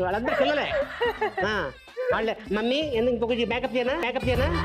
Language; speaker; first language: Telugu; native; Telugu